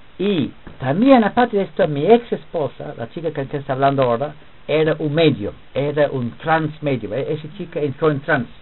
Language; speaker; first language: Spanish; non-native, fluent; English